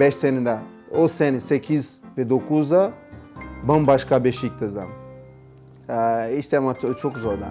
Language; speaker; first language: Turkish; non-native, learner; Portuguese